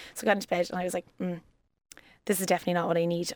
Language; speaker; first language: English; native; English